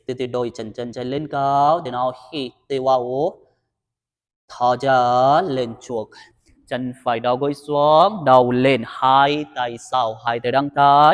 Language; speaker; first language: Vietnamese; non-native, learner; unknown